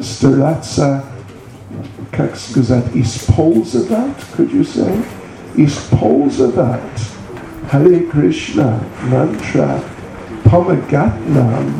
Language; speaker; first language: Russian; non-native, learner; English